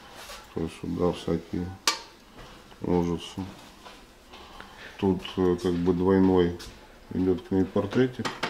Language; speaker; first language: Russian; native; Russian